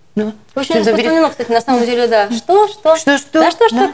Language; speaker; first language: Russian; native; Russian